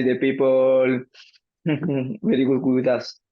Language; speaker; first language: English; non-native, learner; Spanish